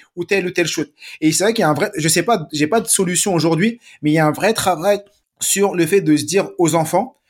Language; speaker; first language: French; native; French